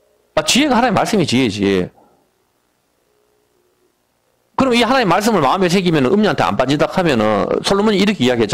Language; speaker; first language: Korean; native; Korean